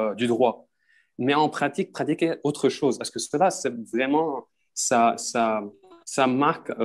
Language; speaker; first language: French; non-native, local second language; Arabic